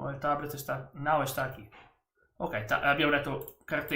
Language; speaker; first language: Italian; native; Italian